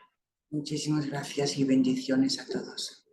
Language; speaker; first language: Spanish; non-native, fluent; English